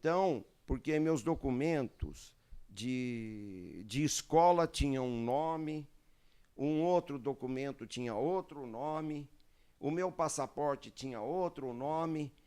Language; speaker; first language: Portuguese; early bilingual, other home language; Arabic